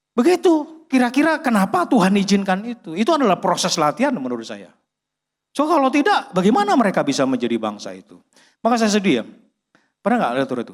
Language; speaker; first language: Indonesian; native; Indonesian